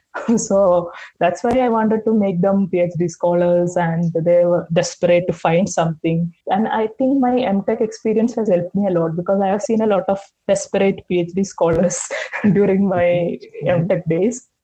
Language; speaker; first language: English; non-native, local second language; Malayalam